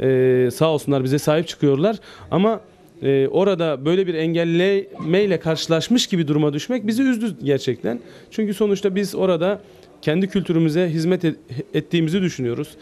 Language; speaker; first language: Turkish; native; Turkish